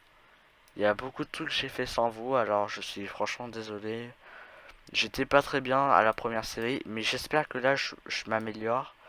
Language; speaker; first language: French; native; French